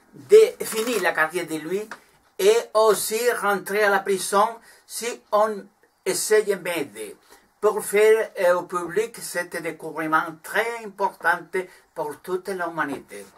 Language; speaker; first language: French; non-native, learner; Spanish